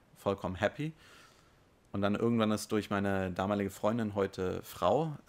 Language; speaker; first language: German; native; German